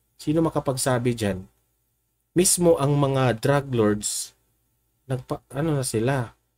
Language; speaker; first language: Filipino; non-native, local second language; Cebuano